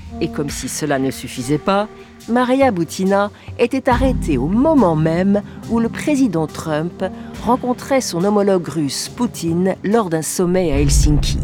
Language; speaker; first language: French; native; French